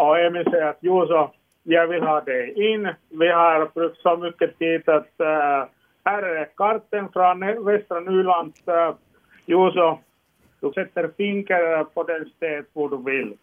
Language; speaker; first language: Swedish; non-native, local second language; Finnish